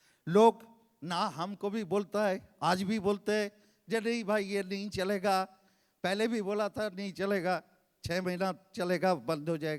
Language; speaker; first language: Hindi; non-native, local second language; Bangla